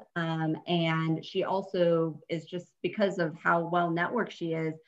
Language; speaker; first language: English; native; English